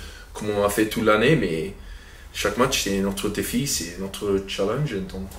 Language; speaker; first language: French; non-native, fluent; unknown